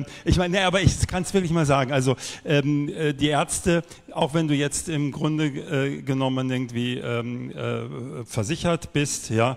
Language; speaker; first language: German; native; German